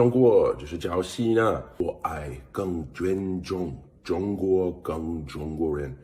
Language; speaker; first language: Chinese; non-native, learner; English